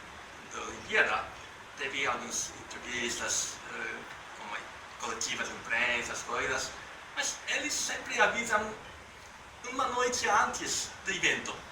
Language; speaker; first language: Portuguese; non-native, learner; Japanese